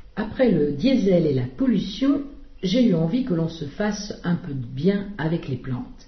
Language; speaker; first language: French; native; French